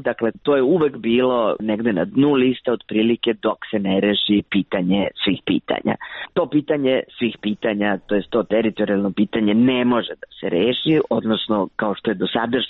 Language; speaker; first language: Croatian; native; Croatian